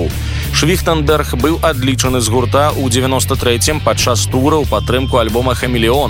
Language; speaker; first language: Belarusian; native; Belarusian